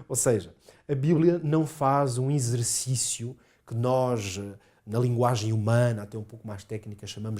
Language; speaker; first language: Portuguese; native; Portuguese